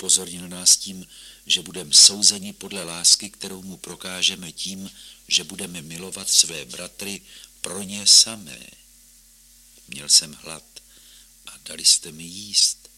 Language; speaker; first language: Czech; native; Czech